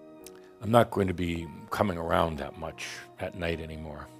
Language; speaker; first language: English; native; English